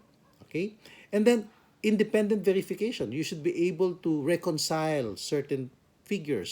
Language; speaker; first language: English; non-native, local second language; Filipino